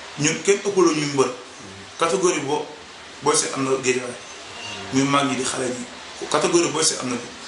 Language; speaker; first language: Wolof; native; Wolof